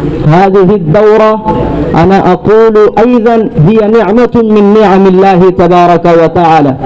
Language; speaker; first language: Arabic; non-native, fluent; Urdu